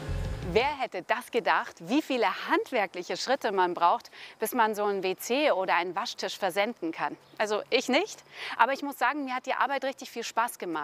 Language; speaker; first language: German; native; German